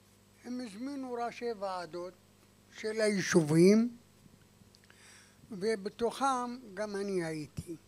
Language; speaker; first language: Hebrew; non-native, fluent; Arabic